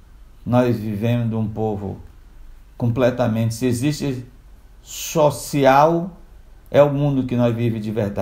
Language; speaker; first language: Portuguese; non-native, local second language; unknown